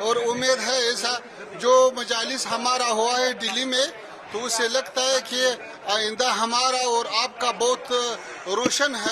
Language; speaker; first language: Hindi; non-native, learner; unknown